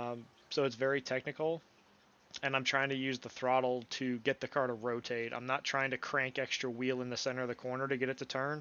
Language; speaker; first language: English; native; English